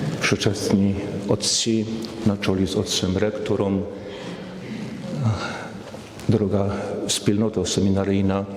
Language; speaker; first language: Polish; non-native, learner; Ukrainian